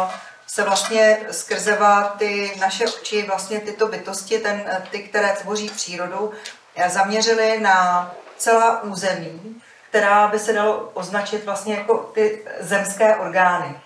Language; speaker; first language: Czech; native; Czech